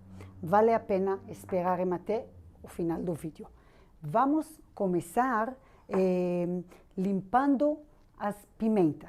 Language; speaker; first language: Portuguese; non-native, fluent; Hebrew